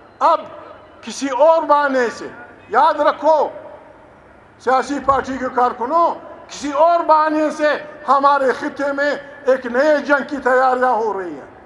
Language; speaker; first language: Urdu; non-native, local second language; Pashto